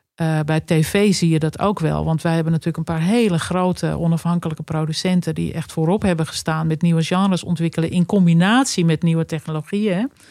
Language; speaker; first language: Dutch; native; Dutch